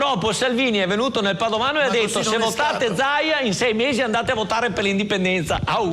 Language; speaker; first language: Italian; native; Italian